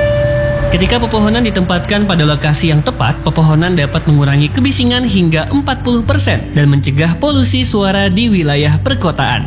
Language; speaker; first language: Indonesian; native; Indonesian